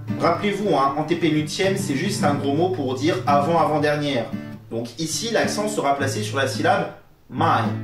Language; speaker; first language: French; native; French